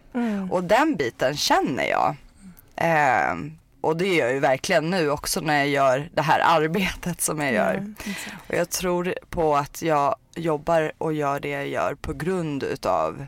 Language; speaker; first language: Swedish; early bilingual, other home language; Persian